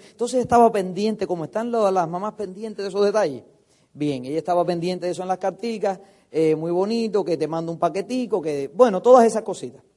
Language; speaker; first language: Spanish; native; Spanish